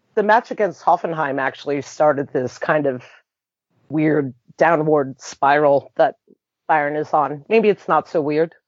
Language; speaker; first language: English; early bilingual, other home language; German